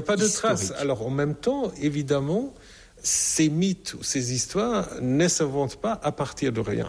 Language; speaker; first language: French; non-native, fluent; German